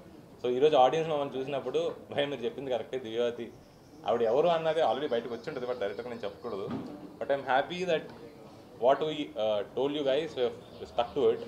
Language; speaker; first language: Telugu; native; Telugu